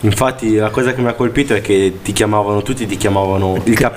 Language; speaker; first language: Italian; native; Italian